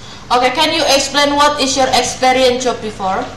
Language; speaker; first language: English; non-native, learner; Indonesian